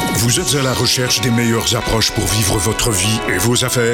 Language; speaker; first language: French; native; French